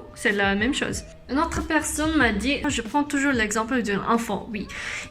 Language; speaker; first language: French; non-native, learner; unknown